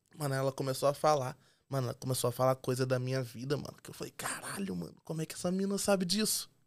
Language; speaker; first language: Portuguese; native; Portuguese